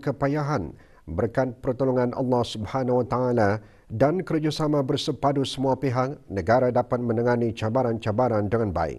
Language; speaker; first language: Malay; native; Malay